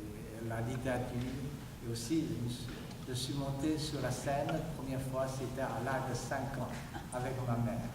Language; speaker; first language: French; non-native, fluent; Chinese